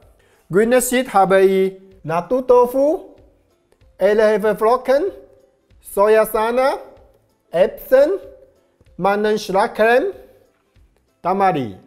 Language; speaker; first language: German; non-native, learner; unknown